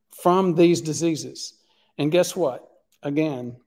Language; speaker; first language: English; native; English